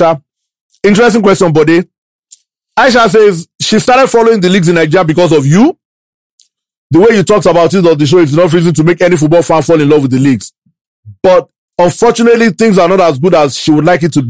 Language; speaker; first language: English; non-native, local second language; Yoruba